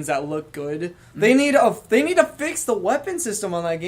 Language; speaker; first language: English; native; English